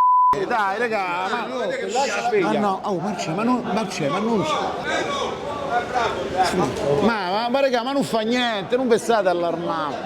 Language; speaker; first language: Italian; native; Italian